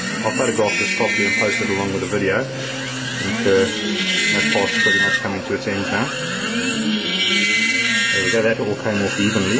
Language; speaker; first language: English; native; English